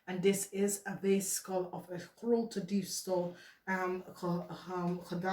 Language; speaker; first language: Dutch; non-native, learner; English